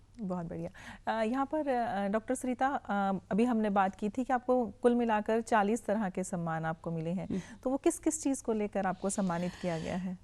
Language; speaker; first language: Hindi; native; Hindi